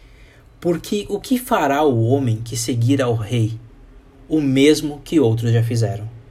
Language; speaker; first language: Portuguese; native; Portuguese